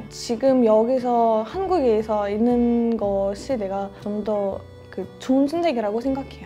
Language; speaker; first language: Korean; non-native, fluent; Russian